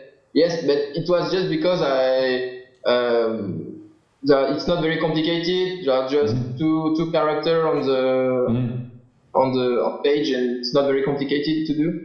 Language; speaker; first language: English; non-native, learner; French